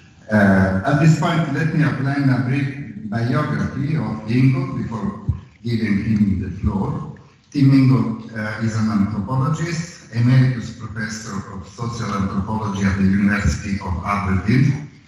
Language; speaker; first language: English; non-native, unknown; Italian